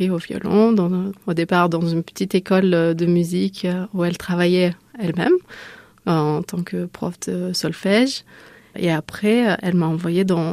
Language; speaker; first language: French; non-native, fluent; Lithuanian